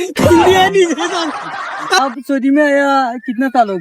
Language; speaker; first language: Hindi; non-native, learner; Bangla